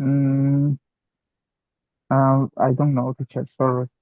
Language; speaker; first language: English; non-native, learner; Spanish